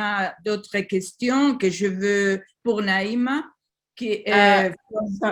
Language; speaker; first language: French; non-native, learner; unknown